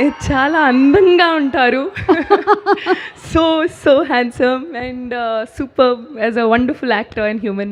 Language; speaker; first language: Telugu; non-native, learner; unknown